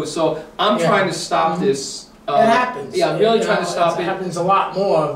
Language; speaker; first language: English; native; English